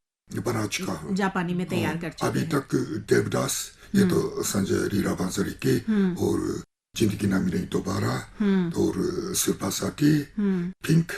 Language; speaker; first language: Hindi; non-native, fluent; Japanese